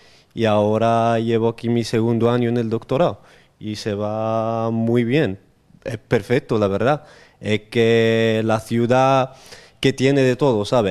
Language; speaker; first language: Spanish; non-native, local second language; Arabic